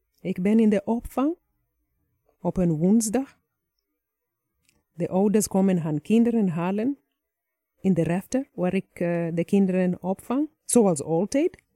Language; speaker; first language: Dutch; non-native, fluent; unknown